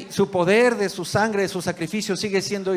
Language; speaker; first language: Spanish; native; Spanish